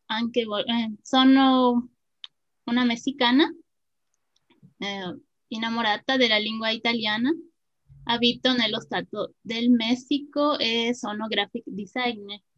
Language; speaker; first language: Italian; non-native, fluent; Spanish